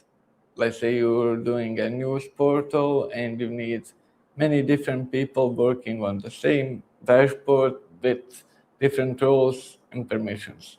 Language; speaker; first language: English; non-native, fluent; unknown